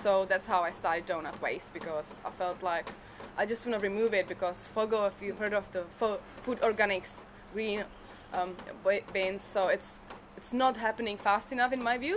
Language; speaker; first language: English; non-native, fluent; Czech